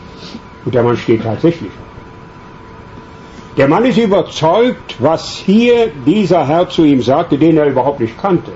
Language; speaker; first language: German; native; German